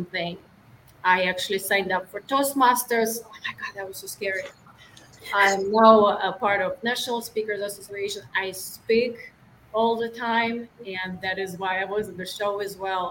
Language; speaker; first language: English; non-native, fluent; Russian